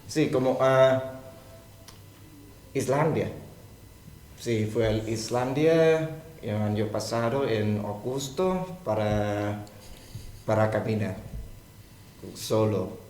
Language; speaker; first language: Spanish; non-native, learner; Thai